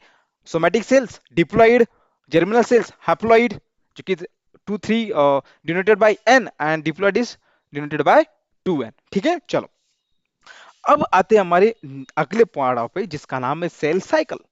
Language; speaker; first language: Hindi; non-native, local second language; Marathi